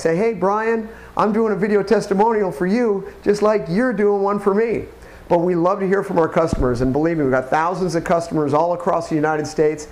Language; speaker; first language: English; native; English